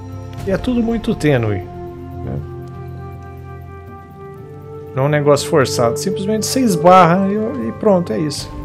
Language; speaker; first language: Portuguese; native; Portuguese